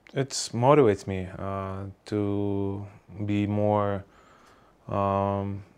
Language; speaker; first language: English; non-native, learner; Russian